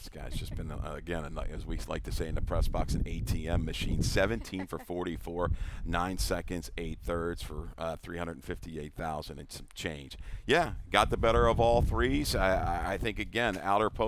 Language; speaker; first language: English; native; English